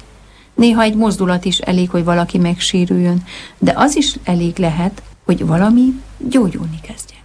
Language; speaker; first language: Hungarian; native; Hungarian